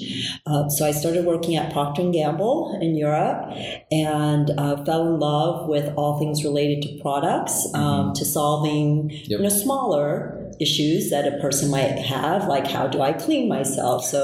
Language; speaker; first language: English; early bilingual, other home language; Korean